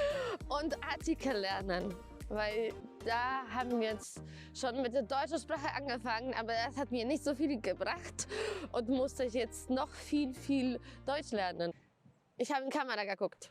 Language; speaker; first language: German; non-native, fluent; Polish